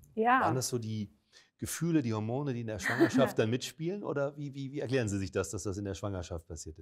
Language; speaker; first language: German; native; German